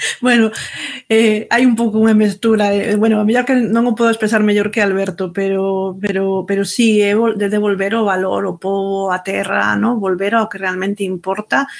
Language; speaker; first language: Galician; non-native, local second language; Spanish